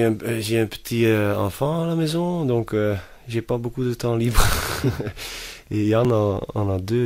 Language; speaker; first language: French; non-native, fluent; Dutch